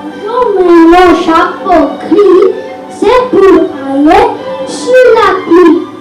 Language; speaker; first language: French; non-native, learner; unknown